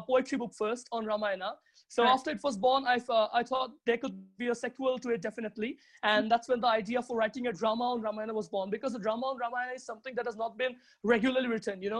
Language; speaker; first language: English; non-native, local second language; Bangla